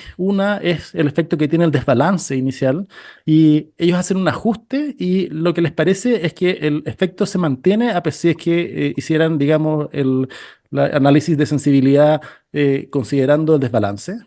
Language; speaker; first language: Spanish; native; Spanish